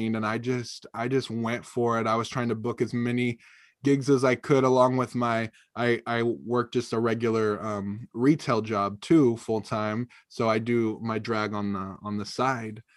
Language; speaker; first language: English; native; English